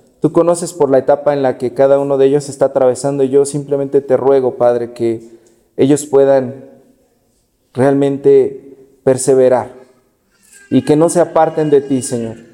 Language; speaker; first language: Spanish; native; Spanish